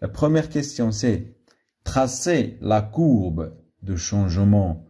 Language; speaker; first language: French; non-native, local second language; Arabic